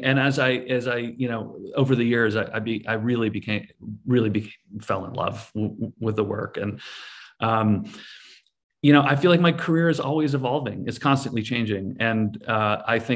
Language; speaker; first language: English; native; English